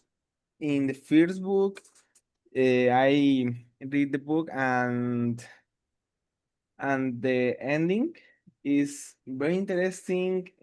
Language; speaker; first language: English; non-native, learner; Spanish